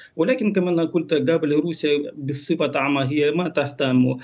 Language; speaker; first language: Arabic; non-native, learner; Ukrainian